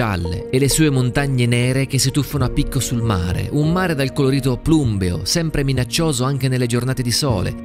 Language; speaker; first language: Italian; native; Italian